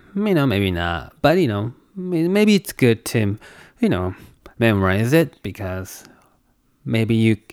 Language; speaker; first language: English; non-native, fluent; Japanese